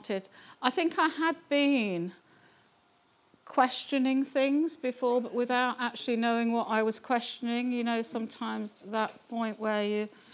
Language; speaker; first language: English; native; English